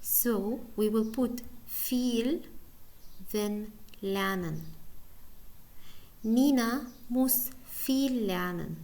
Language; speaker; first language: German; non-native, learner; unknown